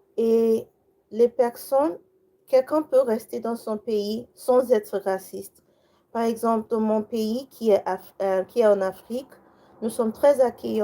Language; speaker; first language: French; non-native, learner; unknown